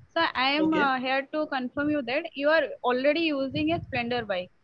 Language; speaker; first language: English; non-native, local second language; Odia